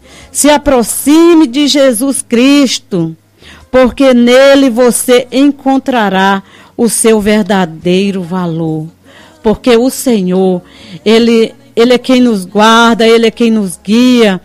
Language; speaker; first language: Portuguese; native; Portuguese